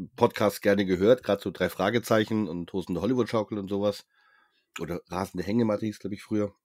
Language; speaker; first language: German; native; German